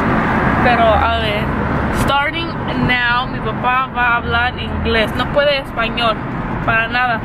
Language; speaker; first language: Spanish; early bilingual, other home language; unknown